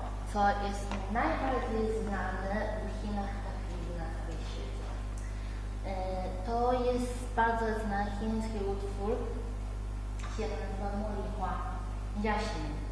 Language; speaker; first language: Polish; non-native, learner; Chinese